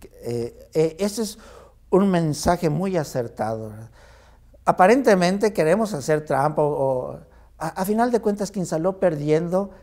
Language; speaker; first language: Spanish; native; Spanish